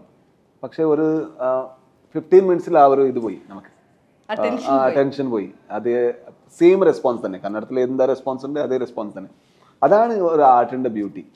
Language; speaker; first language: Malayalam; non-native, learner; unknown